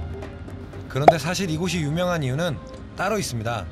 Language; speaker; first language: Korean; native; Korean